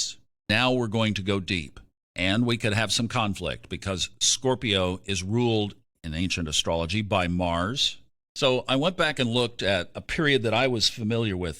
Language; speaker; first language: English; native; English